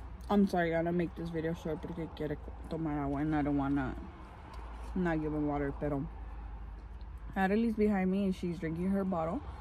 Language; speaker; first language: English; early bilingual, other home language; Spanish